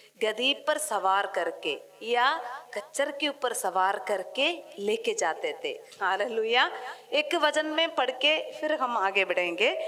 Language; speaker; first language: Hindi; non-native, local second language; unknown